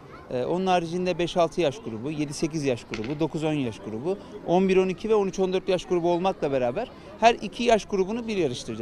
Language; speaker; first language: Turkish; native; Turkish